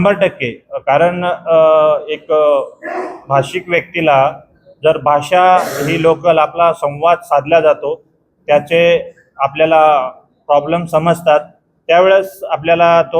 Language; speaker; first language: Marathi; native; Marathi